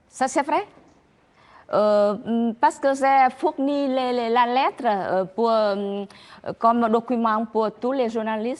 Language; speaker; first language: French; non-native, learner; Vietnamese